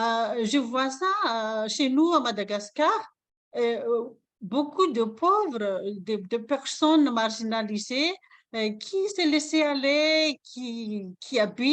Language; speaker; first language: French; non-native, local second language; Malagasy